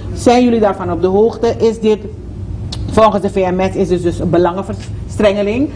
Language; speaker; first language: Dutch; native; Dutch